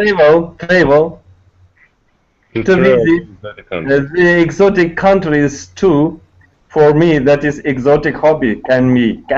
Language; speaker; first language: English; non-native, learner; Tatar